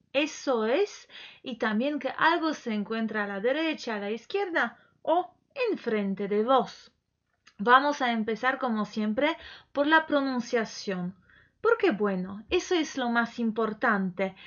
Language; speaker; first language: Spanish; non-native, fluent; Polish